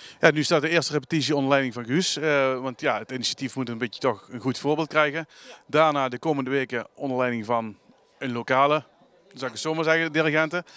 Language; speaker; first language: Dutch; native; Dutch